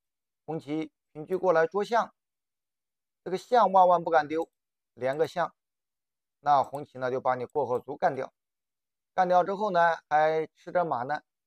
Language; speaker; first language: Chinese; native; Chinese